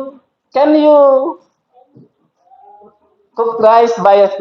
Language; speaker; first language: English; non-native, fluent; Indonesian